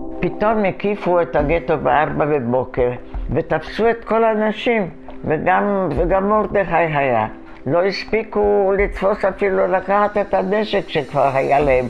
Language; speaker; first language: Hebrew; non-native, fluent; Polish